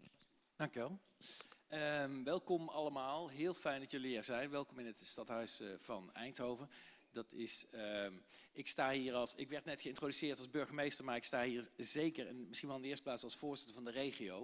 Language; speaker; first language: Dutch; native; Dutch